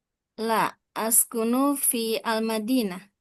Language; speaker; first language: Arabic; non-native, learner; Indonesian